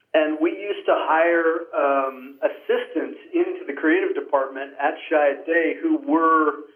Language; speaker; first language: English; native; English